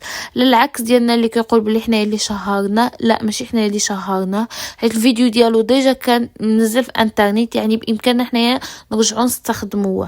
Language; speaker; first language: Arabic; native; Arabic